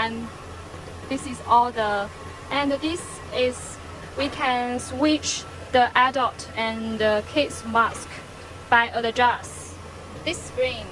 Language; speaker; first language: English; non-native, learner; Chinese